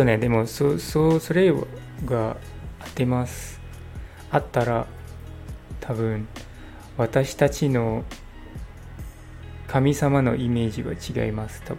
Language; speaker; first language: Japanese; non-native, learner; English